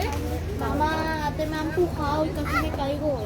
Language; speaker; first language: Spanish; early bilingual, other home language; Filipino